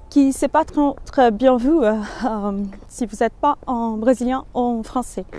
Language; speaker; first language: French; non-native, fluent; Portuguese